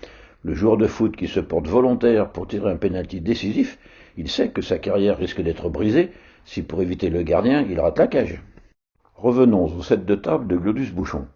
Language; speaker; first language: French; native; French